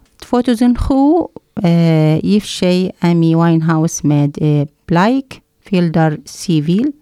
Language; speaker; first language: Swedish; non-native, learner; Arabic